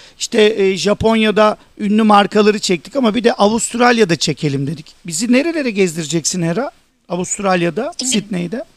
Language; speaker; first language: Turkish; native; Turkish